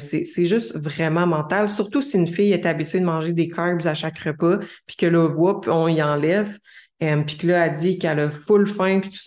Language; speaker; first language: French; native; French